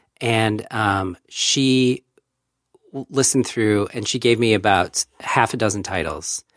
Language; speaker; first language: English; native; English